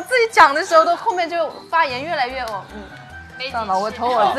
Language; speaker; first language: Chinese; native; Chinese